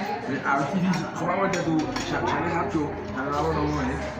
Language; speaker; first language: French; non-native, learner; Haitian Creole